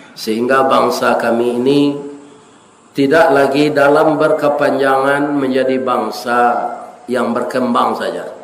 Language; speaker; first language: Malay; non-native, local second language; Minangkabau